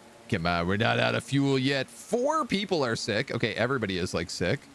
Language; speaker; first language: English; native; English